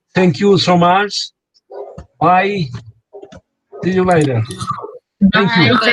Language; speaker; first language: English; non-native, learner; Spanish